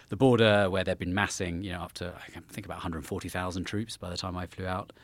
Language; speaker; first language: English; native; English